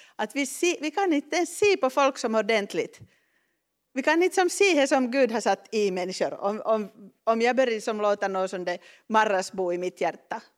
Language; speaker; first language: Swedish; native; Swedish